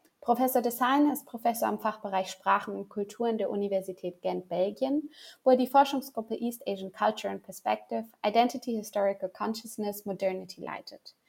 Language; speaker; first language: German; native; German